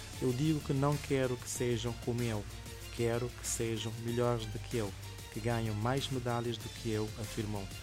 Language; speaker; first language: Portuguese; non-native, local second language; Kabuverdianu